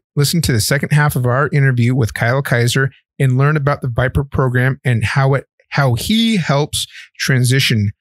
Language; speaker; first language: English; native; English